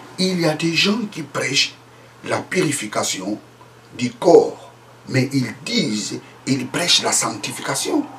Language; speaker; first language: French; non-native, local second language; Lingala